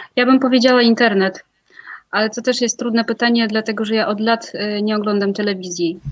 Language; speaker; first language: Polish; non-native, fluent; Russian